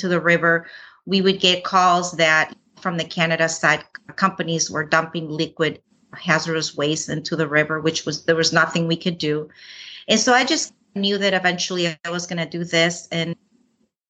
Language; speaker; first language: English; non-native, fluent; Spanish